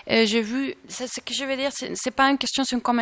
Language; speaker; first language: French; non-native, learner; Spanish